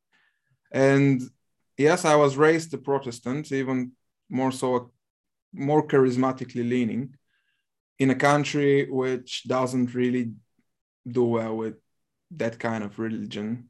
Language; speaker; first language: English; non-native, fluent; Bulgarian